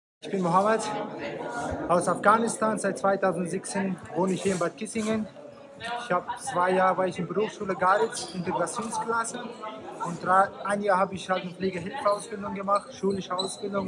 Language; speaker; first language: German; non-native, fluent; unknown